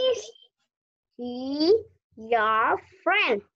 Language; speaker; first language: English; non-native, learner; Vietnamese